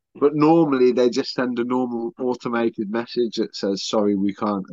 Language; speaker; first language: English; early bilingual, other home language; Spanish